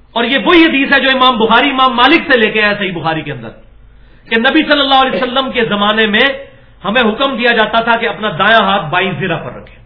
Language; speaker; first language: Urdu; non-native, local second language; Punjabi